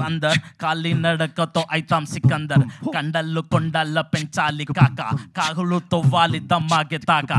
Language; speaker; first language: Telugu; native; Telugu